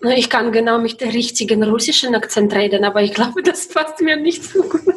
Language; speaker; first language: German; non-native, learner; Russian